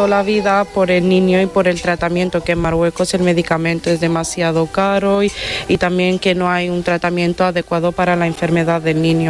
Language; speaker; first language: Spanish; non-native, fluent; Italian